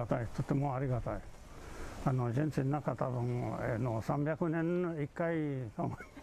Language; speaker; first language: Japanese; non-native, learner; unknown